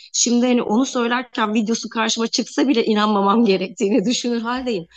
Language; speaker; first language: Turkish; native; Turkish